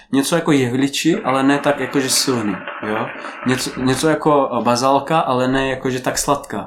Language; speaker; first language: Czech; non-native, fluent; Russian